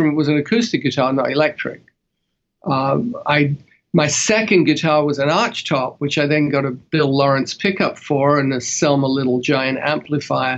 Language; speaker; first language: English; native; English